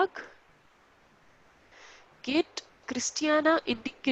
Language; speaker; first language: German; non-native, local second language; Hindi